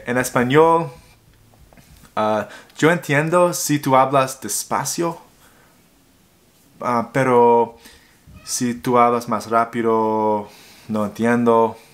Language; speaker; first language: Spanish; non-native, learner; English